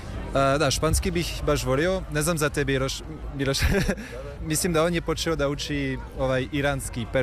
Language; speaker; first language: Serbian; non-native, fluent; French